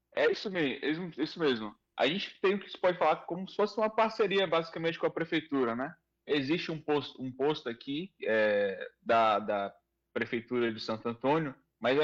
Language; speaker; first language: Portuguese; native; Portuguese